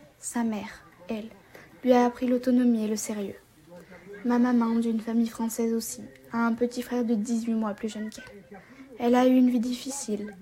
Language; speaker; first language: French; native; French